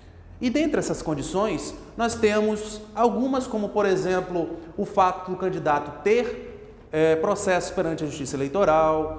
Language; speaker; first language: Portuguese; native; Portuguese